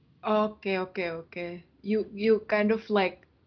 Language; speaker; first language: English; non-native, fluent; Indonesian